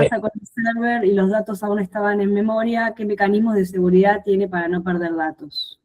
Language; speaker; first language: Spanish; native; Spanish